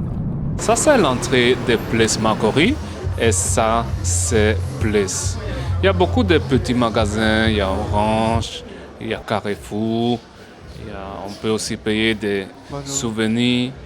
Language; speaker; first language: French; early bilingual, heritage; French